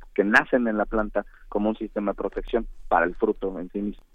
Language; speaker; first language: Spanish; native; Spanish